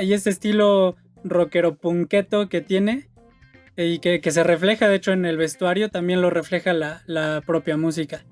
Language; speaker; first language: Spanish; native; Spanish